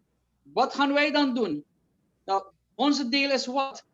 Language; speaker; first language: Dutch; non-native, local second language; Caribbean Hindustani